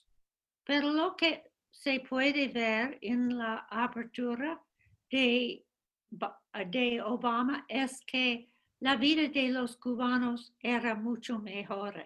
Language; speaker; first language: Spanish; non-native, fluent; English